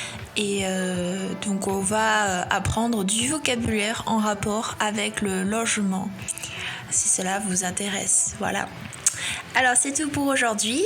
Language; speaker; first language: French; non-native, fluent; Chinese